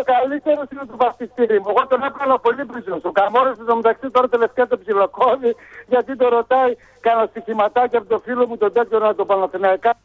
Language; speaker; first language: Greek; native; Greek